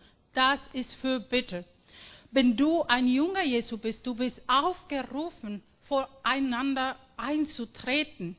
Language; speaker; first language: German; non-native, fluent; Spanish